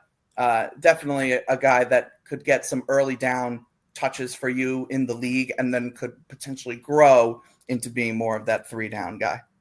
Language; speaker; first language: English; native; English